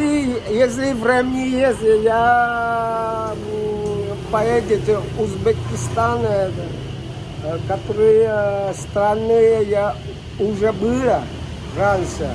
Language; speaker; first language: Russian; non-native, learner; Vietnamese